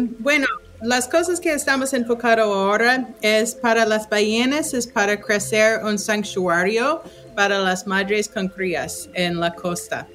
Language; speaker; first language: Spanish; non-native, fluent; English